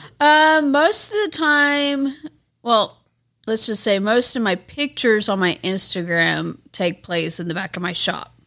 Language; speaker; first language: English; native; English